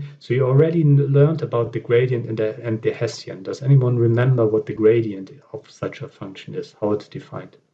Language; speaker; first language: English; non-native, fluent; German